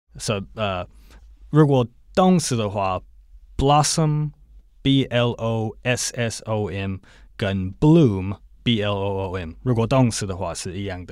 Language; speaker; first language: Chinese; non-native, fluent; English